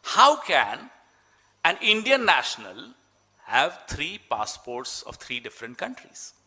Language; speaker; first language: English; non-native, local second language; Hindi